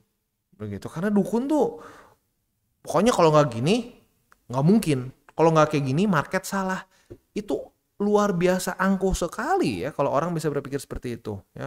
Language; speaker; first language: Indonesian; native; Indonesian